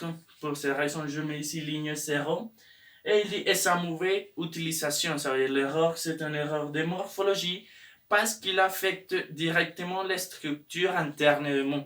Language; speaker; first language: French; non-native, learner; Spanish